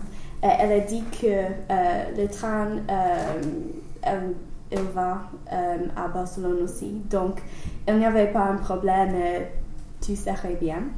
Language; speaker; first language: French; non-native, learner; English